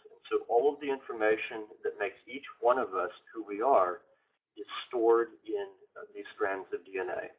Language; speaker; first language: English; native; English